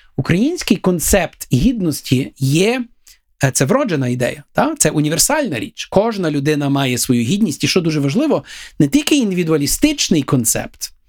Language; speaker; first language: Ukrainian; early bilingual, heritage; Ukrainian